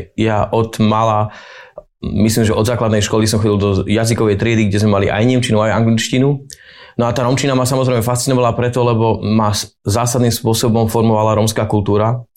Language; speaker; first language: Slovak; native; Slovak